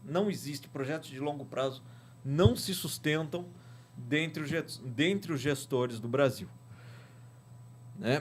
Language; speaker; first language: Portuguese; native; Portuguese